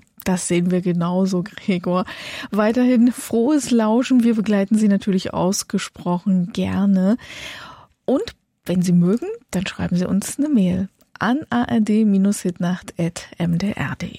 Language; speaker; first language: German; native; German